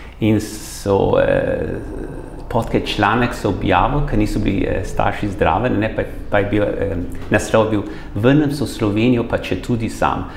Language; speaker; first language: Slovenian; early bilingual, heritage; Slovenian